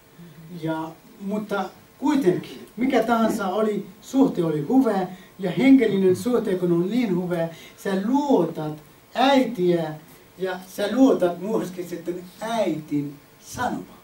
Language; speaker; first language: Finnish; non-native, fluent; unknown